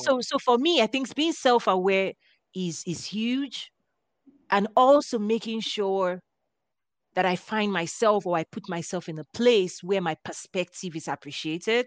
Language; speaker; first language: English; non-native, local second language; Yoruba